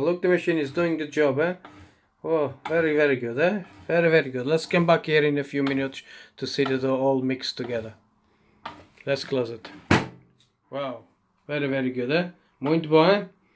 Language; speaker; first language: English; non-native, fluent; Portuguese